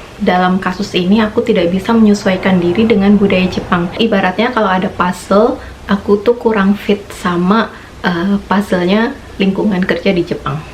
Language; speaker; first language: Indonesian; native; Indonesian